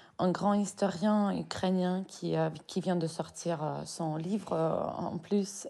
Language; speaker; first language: French; non-native, fluent; Russian